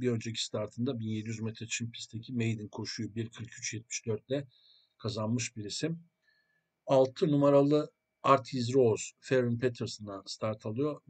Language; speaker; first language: Turkish; native; Turkish